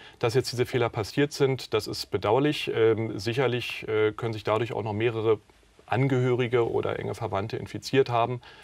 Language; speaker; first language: German; native; German